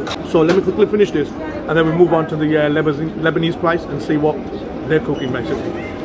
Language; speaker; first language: English; early bilingual, other home language; Hindi